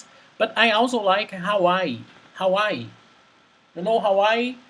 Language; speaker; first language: English; non-native, fluent; Portuguese